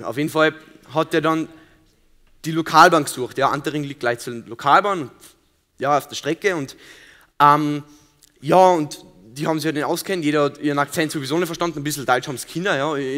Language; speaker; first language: German; native; German